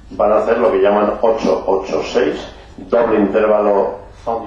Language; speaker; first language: Spanish; native; Spanish